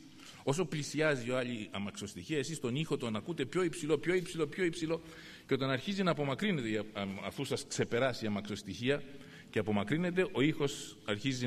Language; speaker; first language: Greek; native; Greek